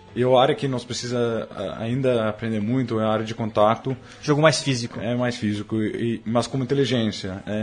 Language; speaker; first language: Portuguese; non-native, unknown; Afrikaans